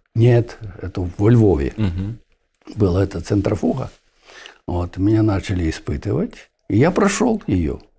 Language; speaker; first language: Russian; non-native, local second language; Ukrainian